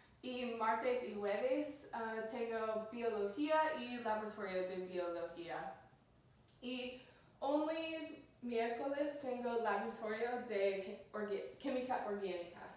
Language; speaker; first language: Spanish; non-native, learner; English